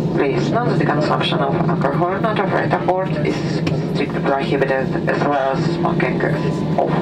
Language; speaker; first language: English; non-native, fluent; Russian